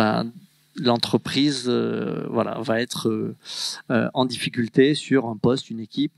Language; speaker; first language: French; native; French